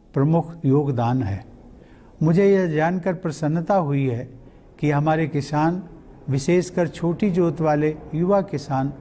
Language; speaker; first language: Hindi; native; Hindi